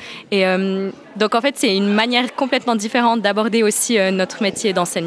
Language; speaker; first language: French; native; French